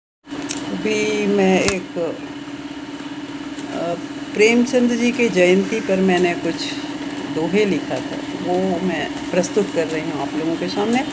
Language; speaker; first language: Hindi; native; Hindi